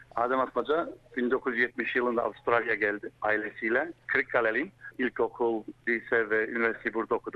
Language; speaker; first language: Turkish; early bilingual, heritage; Turkish